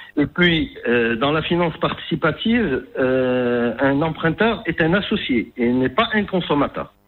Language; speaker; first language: French; non-native, local second language; Arabic